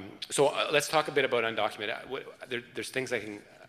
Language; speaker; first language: English; early bilingual, other home language; French